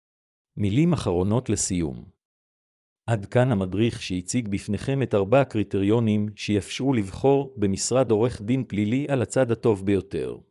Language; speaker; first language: Hebrew; native; Hebrew